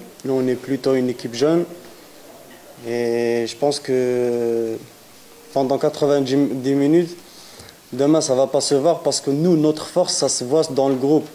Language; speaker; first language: French; native; French